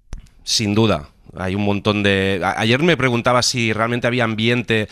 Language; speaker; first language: Spanish; native; Spanish